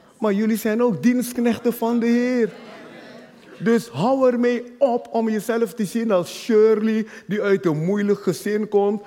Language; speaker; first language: Dutch; non-native, fluent; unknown